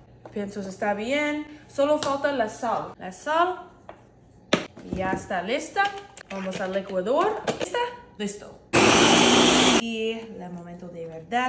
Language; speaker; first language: Spanish; non-native, learner; English